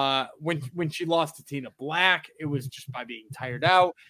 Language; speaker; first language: English; native; English